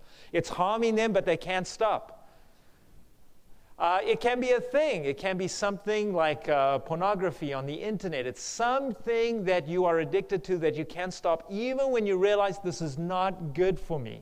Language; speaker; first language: English; native; English